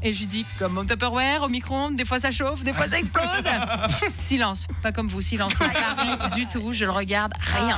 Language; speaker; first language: French; native; French